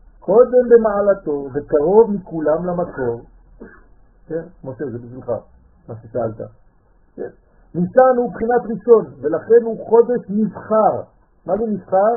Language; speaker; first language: Hebrew; non-native, fluent; French